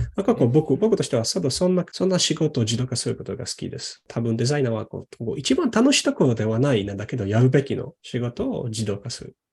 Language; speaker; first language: Japanese; non-native, fluent; Polish